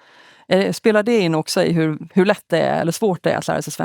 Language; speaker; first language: Swedish; native; Swedish